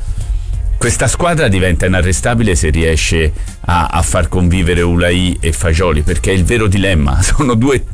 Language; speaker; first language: Italian; native; Italian